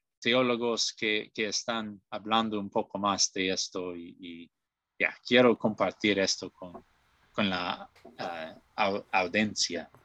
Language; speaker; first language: Spanish; non-native, learner; English